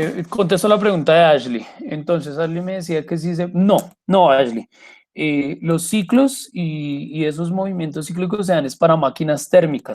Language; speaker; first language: Spanish; native; Spanish